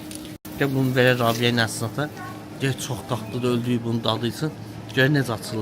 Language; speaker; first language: Azerbaijani; native; Azerbaijani